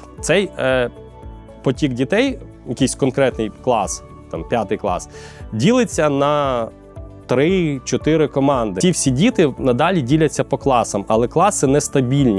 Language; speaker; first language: Ukrainian; native; Ukrainian